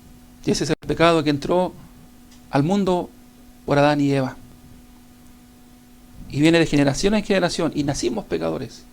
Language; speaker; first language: Spanish; native; Spanish